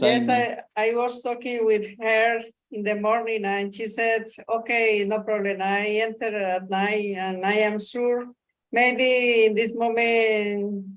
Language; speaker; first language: English; non-native, learner; Spanish